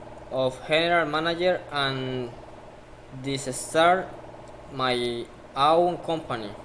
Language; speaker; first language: English; non-native, learner; Spanish